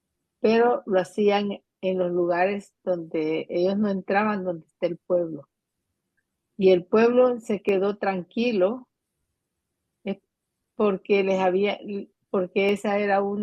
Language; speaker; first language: Spanish; native; Spanish